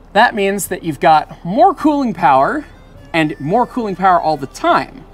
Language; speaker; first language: English; native; English